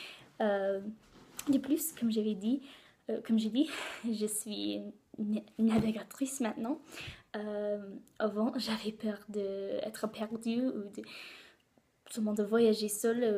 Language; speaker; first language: French; non-native, learner; English